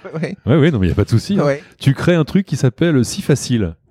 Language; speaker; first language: French; native; French